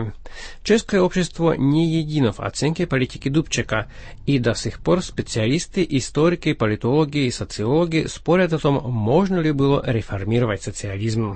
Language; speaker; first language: Russian; native; Russian